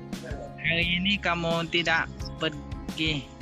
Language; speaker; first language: Indonesian; non-native, learner; Thai